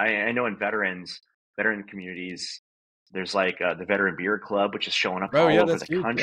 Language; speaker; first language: English; native; English